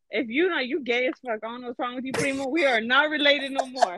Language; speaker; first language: English; early bilingual, other home language; Spanish